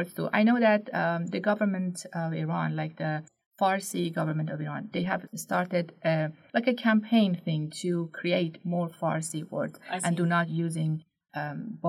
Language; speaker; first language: English; non-native, fluent; Persian